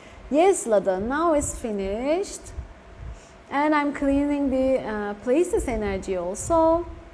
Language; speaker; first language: English; non-native, fluent; Turkish